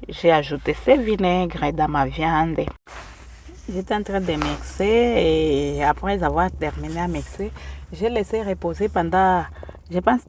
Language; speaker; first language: French; non-native, local second language; Swahili